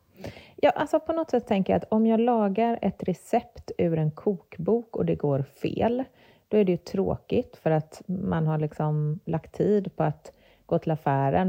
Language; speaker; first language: Swedish; native; Swedish